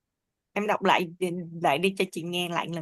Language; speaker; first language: Vietnamese; native; Vietnamese